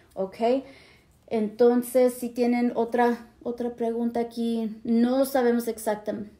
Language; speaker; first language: Spanish; early bilingual, heritage; Spanish